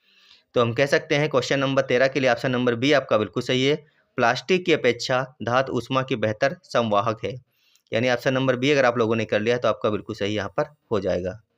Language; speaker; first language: Hindi; native; Hindi